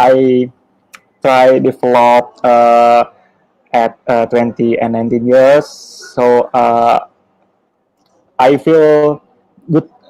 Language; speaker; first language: English; non-native, learner; Indonesian